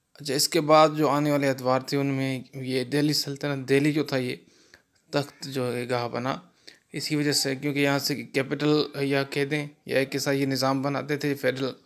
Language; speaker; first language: Urdu; non-native, local second language; Sindhi